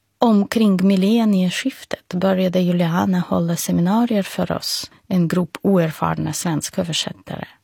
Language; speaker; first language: Swedish; non-native, fluent; Russian